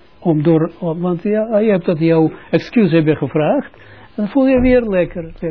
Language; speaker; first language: Dutch; non-native, fluent; Russian